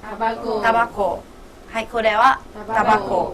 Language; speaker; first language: Japanese; non-native, fluent; Burmese